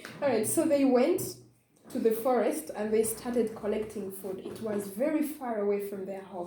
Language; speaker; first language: English; non-native, fluent; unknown